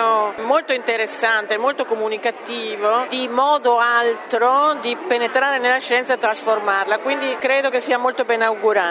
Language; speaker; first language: Italian; native; Italian